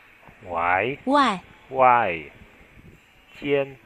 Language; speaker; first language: Chinese; non-native, learner; Vietnamese